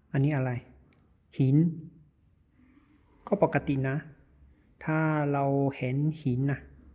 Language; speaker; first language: Thai; non-native, learner; Chinese